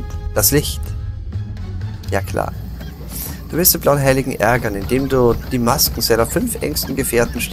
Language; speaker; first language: German; native; German